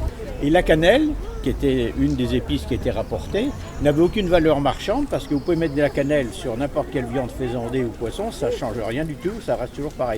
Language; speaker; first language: French; native; French